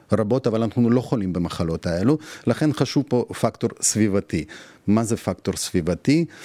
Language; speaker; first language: Hebrew; non-native, fluent; Russian